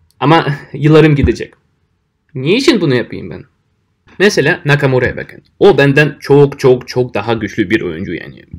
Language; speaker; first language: Turkish; non-native, fluent; Russian